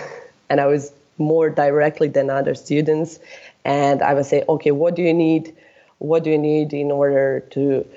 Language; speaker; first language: English; non-native, fluent; Serbian